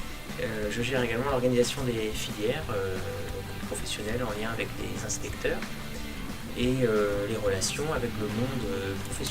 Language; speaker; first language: French; native; French